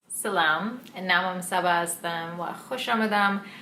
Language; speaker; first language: Persian; non-native, learner; English